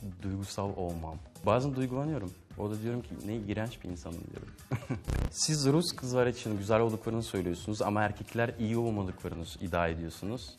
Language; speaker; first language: Turkish; non-native, fluent; Russian